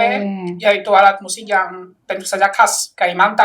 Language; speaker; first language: Indonesian; non-native, fluent; Polish